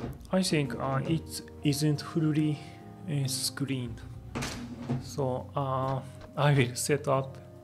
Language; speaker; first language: English; non-native, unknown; Japanese